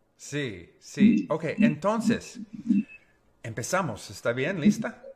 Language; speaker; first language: Spanish; non-native, learner; English